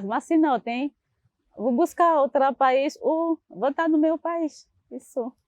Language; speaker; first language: Portuguese; non-native, learner; Haitian Creole